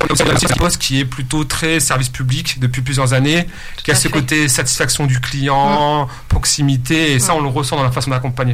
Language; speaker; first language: French; native; French